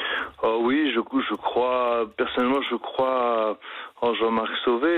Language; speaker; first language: French; native; French